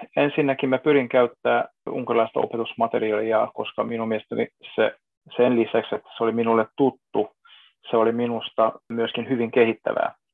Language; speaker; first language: Finnish; non-native, fluent; Hungarian